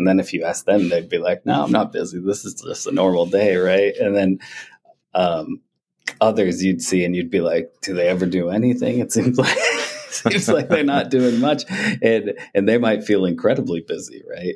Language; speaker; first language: English; native; English